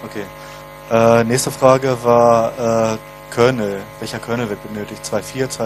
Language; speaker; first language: German; native; German